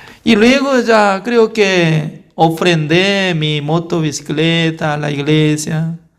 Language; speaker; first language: Spanish; non-native, fluent; Korean